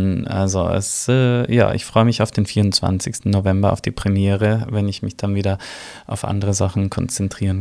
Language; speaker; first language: German; native; German